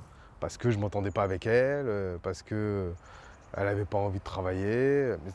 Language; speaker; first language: French; native; French